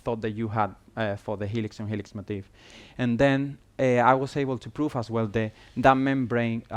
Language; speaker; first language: English; non-native, fluent; Spanish